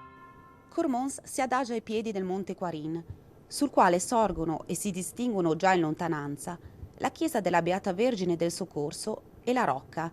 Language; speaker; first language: Italian; native; Italian